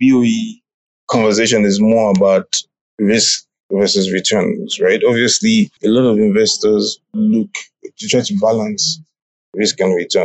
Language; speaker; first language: English; non-native, local second language; Yoruba